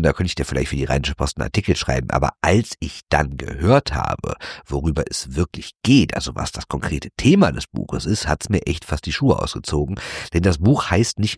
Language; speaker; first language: German; native; German